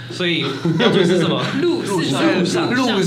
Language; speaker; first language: Chinese; non-native, fluent; French